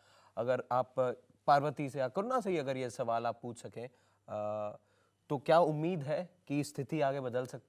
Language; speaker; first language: Hindi; native; Hindi